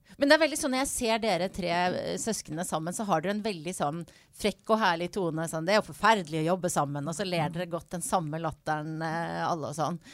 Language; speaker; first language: Norwegian; native; Norwegian